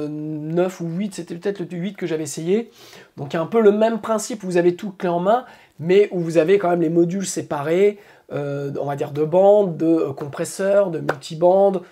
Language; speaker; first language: French; native; French